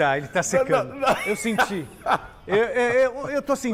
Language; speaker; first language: Portuguese; native; Portuguese